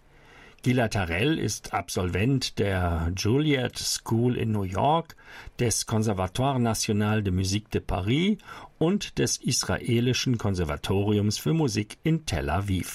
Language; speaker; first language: German; native; German